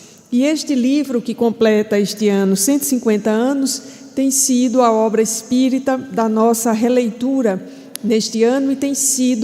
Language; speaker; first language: Portuguese; native; Portuguese